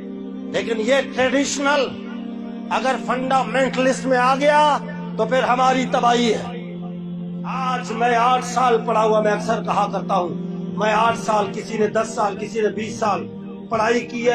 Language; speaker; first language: Urdu; native; Urdu